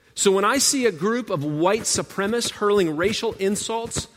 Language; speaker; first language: English; native; English